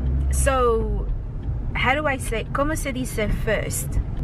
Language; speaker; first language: Spanish; non-native, learner; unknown